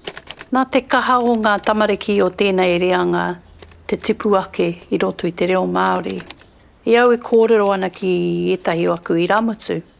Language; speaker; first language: Māori; non-native, local second language; English